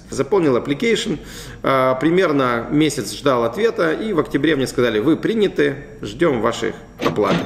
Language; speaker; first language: Russian; native; Russian